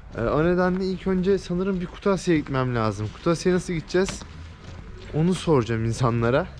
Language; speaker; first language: Turkish; native; Turkish